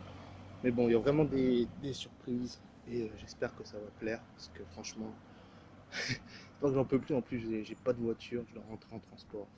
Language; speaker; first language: French; native; French